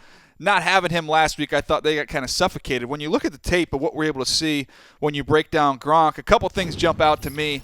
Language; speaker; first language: English; native; English